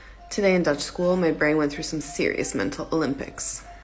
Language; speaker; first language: English; native; English